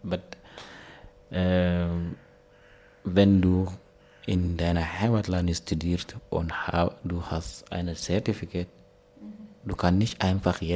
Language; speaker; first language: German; non-native, learner; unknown